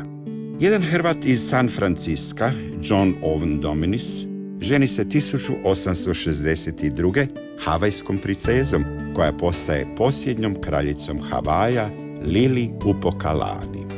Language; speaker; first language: Croatian; native; Croatian